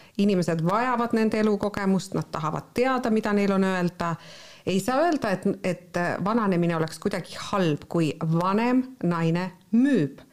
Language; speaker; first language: Estonian; native; Estonian